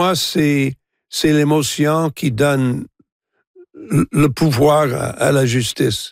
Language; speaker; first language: French; non-native, local second language; English